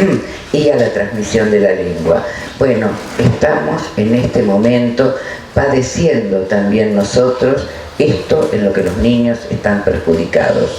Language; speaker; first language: Spanish; native; Spanish